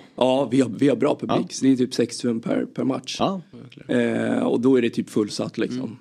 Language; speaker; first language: Swedish; native; Swedish